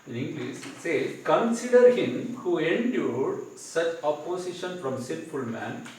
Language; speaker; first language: English; non-native, local second language; Tamil